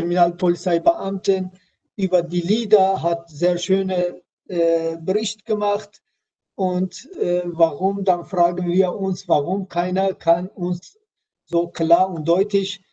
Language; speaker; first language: German; non-native, learner; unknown